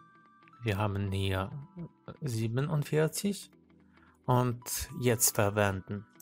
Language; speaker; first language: German; non-native, learner; Ukrainian